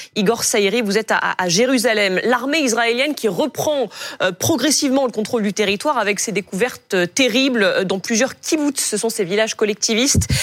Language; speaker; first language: French; native; French